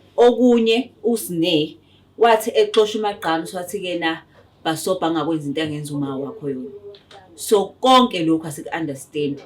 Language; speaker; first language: Zulu; native; Zulu